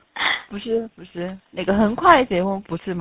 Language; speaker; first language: Chinese; non-native, fluent; Korean